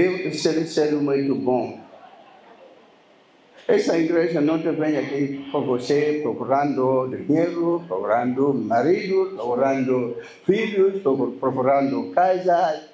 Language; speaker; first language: Portuguese; non-native, learner; Lingala